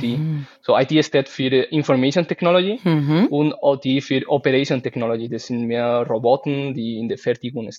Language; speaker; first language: German; non-native, fluent; Spanish